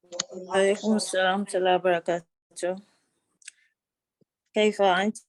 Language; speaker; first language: Arabic; non-native, learner; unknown